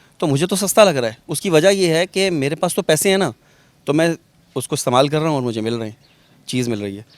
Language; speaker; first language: Urdu; non-native, local second language; Punjabi